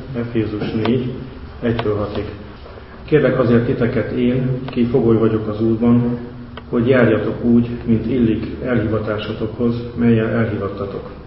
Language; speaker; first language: Hungarian; native; Hungarian